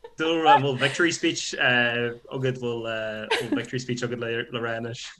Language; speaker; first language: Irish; non-native, local second language; English